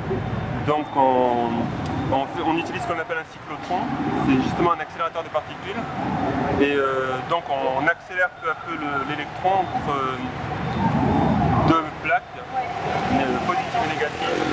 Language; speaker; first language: French; native; French